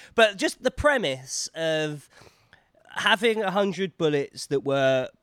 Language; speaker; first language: English; native; English